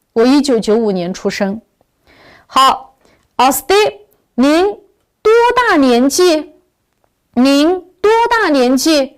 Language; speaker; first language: Chinese; non-native, local second language; Uyghur